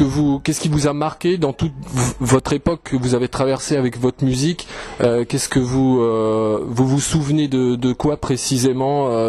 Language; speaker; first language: French; native; French